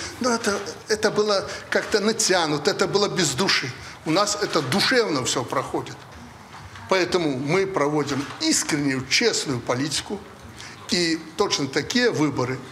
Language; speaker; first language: Russian; native; Russian